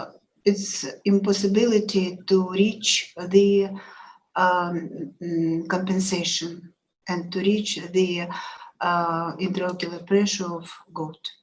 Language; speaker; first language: English; non-native, learner; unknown